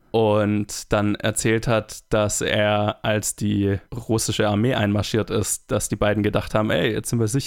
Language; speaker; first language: German; native; German